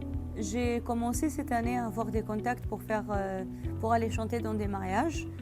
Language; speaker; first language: French; non-native, fluent; Arabic